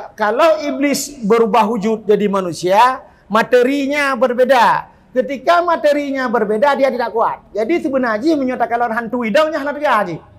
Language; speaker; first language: Malay; non-native, local second language; Achinese